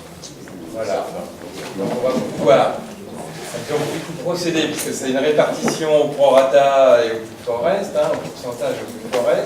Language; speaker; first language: French; native; French